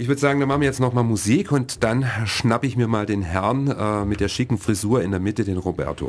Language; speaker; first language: German; native; German